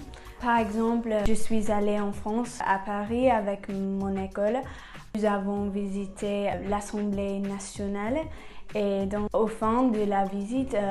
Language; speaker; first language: French; non-native, learner; English